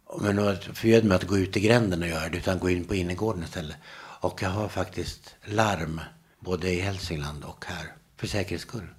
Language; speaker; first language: Swedish; native; Swedish